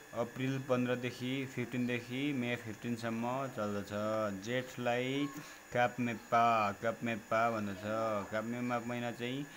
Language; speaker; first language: Nepali; non-native, local second language; Limbu